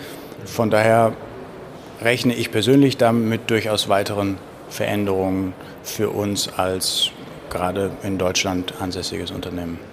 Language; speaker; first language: German; native; German